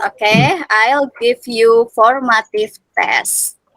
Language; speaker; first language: English; non-native, fluent; Indonesian